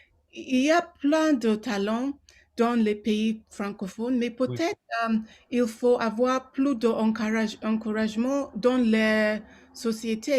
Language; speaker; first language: French; non-native, local second language; Yoruba